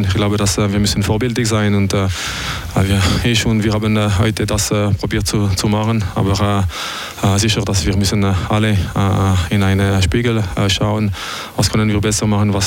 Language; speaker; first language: German; non-native, local second language; French